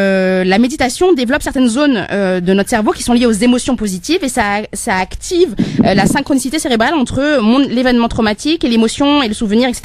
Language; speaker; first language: French; native; French